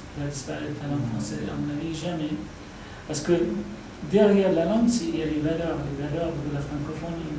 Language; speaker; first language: French; non-native, fluent; Arabic